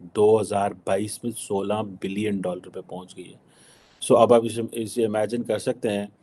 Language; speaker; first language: Urdu; native; Urdu